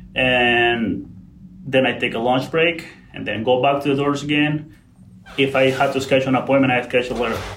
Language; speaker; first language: English; non-native, fluent; Spanish